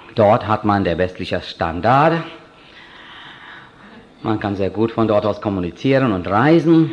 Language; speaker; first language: German; non-native, fluent; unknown